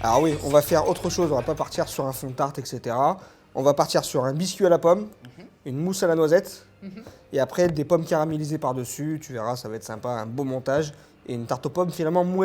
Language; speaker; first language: French; native; French